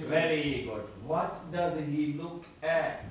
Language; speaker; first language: English; non-native, local second language; Urdu